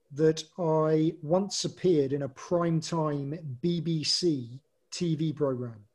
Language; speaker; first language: English; native; English